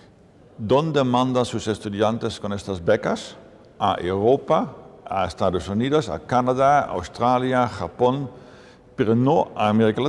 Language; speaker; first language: Spanish; non-native, fluent; Dutch